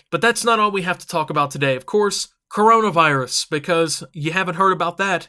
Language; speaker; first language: English; native; English